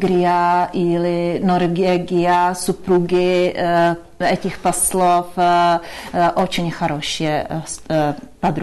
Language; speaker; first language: Russian; non-native, learner; Czech